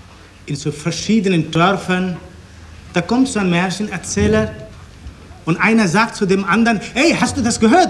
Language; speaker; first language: German; non-native, fluent; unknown